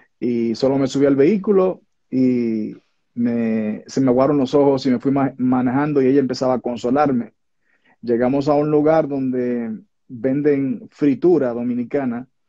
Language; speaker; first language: Spanish; native; Spanish